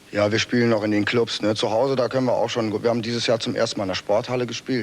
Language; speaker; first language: German; native; German